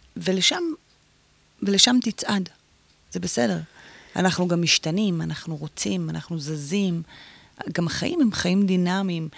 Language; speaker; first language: Hebrew; native; Hebrew